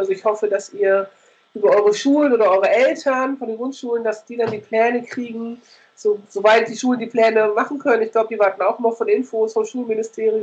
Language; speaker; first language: German; native; German